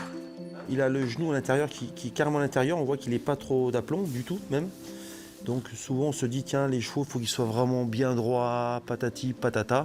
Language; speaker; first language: French; native; French